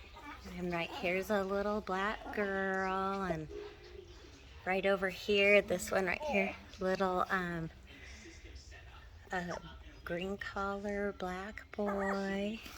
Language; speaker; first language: English; native; English